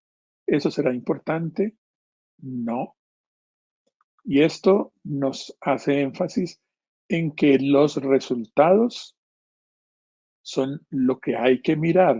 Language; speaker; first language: Spanish; native; Spanish